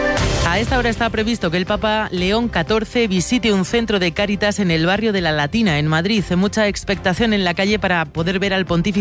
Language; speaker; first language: Spanish; native; Spanish